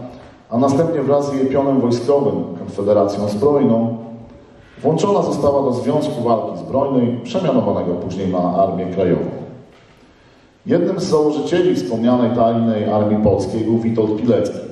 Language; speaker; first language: Polish; native; Polish